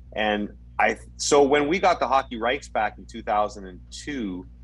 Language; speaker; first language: English; native; English